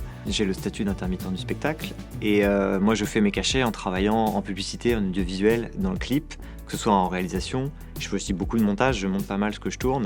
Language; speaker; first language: French; native; French